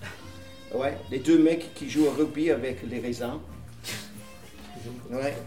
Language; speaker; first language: French; non-native, fluent; English